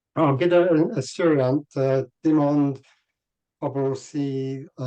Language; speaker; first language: Welsh; non-native, learner; English